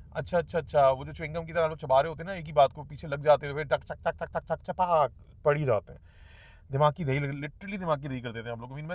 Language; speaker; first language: Urdu; native; Urdu